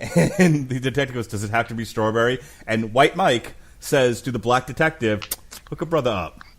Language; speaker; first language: English; native; English